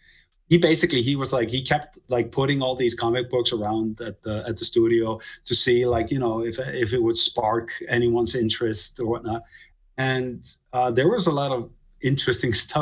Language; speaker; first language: English; non-native, fluent; Icelandic